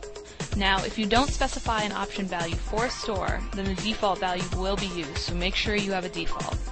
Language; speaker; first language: English; native; English